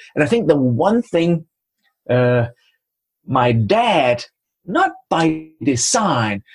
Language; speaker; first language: English; non-native, fluent; Danish